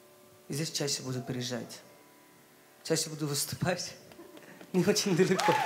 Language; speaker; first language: Russian; non-native, learner; Hindi